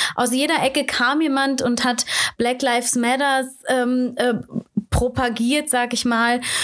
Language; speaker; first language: German; native; German